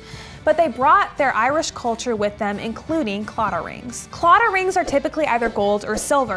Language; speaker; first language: English; native; English